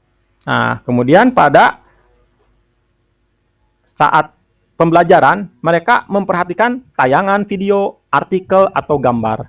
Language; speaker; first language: Indonesian; non-native, local second language; Sundanese